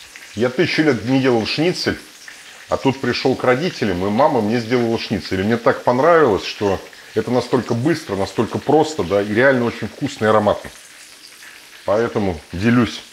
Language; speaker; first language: Russian; native; Russian